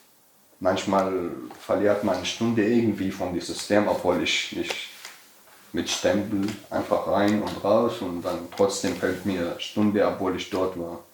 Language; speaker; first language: German; non-native, learner; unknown